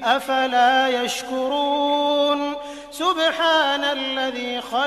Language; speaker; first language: Arabic; native; Arabic